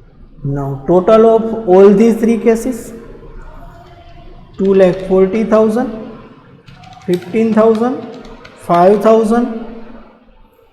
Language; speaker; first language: English; non-native, local second language; Gujarati